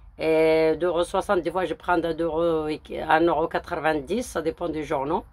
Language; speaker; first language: French; early bilingual, other home language; Arabic